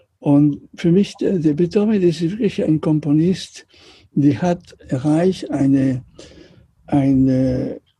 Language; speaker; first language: German; non-native, learner; Catalan